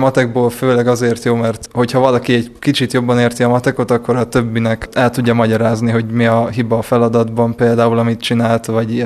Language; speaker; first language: Hungarian; native; Hungarian